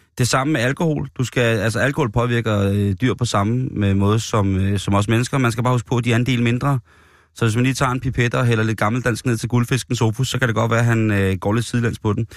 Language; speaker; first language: Danish; native; Danish